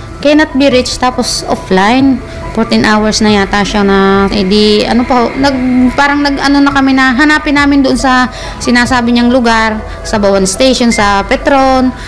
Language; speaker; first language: Filipino; native; Filipino